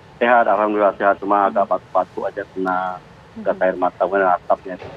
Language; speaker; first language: Indonesian; native; Indonesian